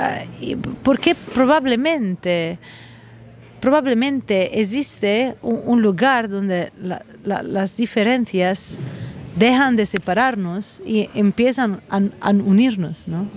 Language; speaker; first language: Spanish; non-native, fluent; Italian